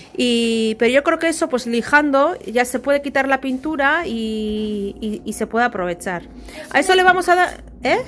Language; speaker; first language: Spanish; native; Spanish